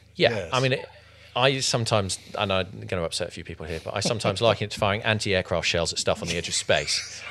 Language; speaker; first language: English; native; English